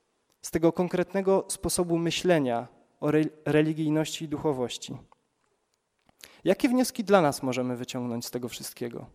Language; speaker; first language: Polish; native; Polish